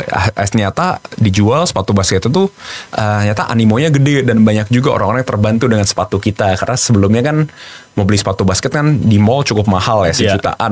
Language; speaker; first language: Indonesian; native; Indonesian